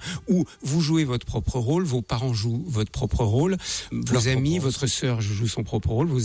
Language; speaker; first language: French; native; French